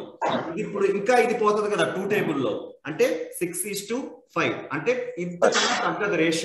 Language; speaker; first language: Telugu; native; Telugu